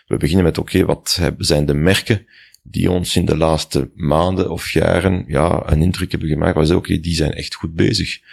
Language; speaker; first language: Dutch; non-native, local second language; French